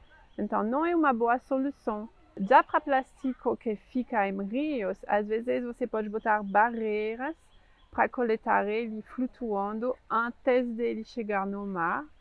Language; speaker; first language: Portuguese; non-native, fluent; French